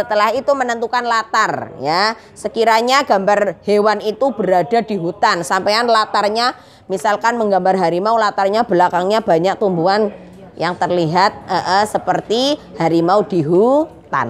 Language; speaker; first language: Indonesian; non-native, local second language; Javanese